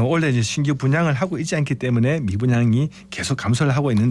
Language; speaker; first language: Korean; native; Korean